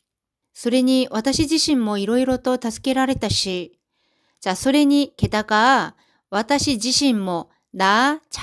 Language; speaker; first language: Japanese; non-native, fluent; Korean